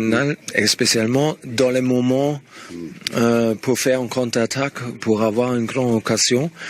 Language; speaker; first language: French; non-native, learner; Spanish